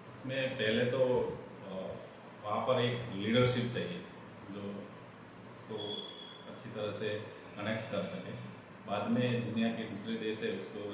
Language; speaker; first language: Hindi; non-native, local second language; Gujarati